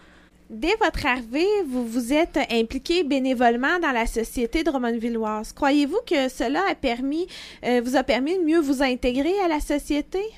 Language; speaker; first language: French; native; French